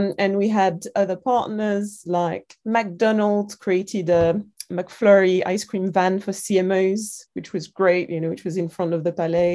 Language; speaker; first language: English; non-native, fluent; French